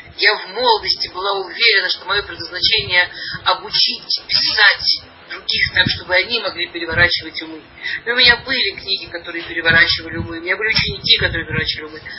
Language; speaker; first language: Russian; early bilingual, heritage; Russian